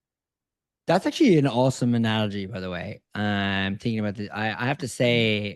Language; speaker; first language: English; native; English